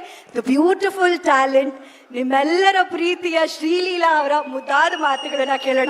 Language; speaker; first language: Kannada; native; Kannada